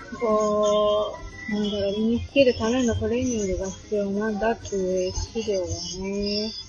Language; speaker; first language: Japanese; native; Japanese